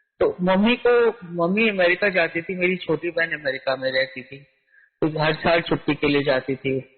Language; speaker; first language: Hindi; native; Hindi